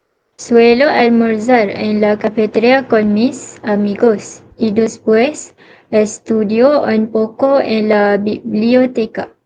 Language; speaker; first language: Spanish; non-native, learner; Malay